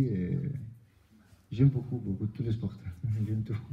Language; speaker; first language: French; non-native, learner; Albanian